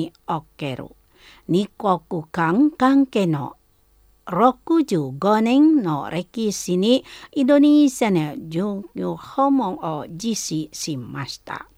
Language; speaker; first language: Japanese; non-native, fluent; Indonesian